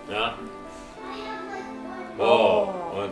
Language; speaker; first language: Russian; non-native, learner; English